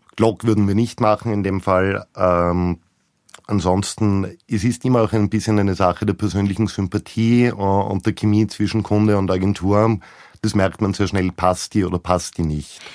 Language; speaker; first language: German; native; German